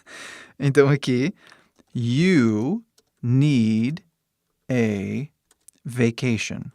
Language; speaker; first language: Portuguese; non-native, fluent; English